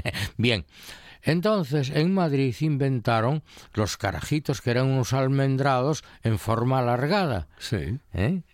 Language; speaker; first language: Spanish; native; Spanish